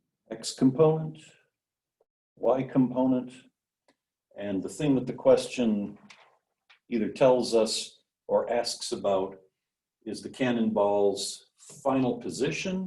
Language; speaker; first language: English; native; English